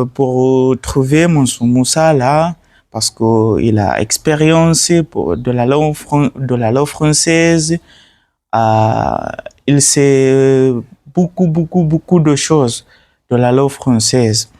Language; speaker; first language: French; non-native, learner; Swahili